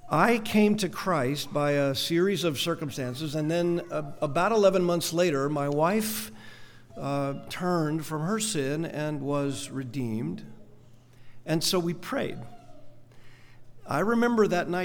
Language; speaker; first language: English; native; English